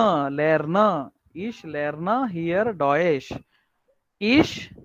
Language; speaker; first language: German; non-native, learner; Marathi